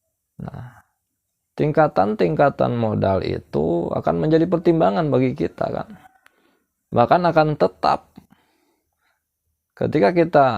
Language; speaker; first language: Indonesian; non-native, local second language; Sundanese